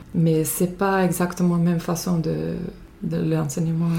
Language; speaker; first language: French; non-native, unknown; Finnish